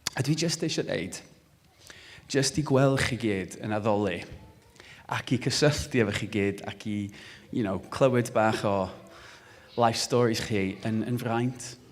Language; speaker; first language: Welsh; non-native, local second language; English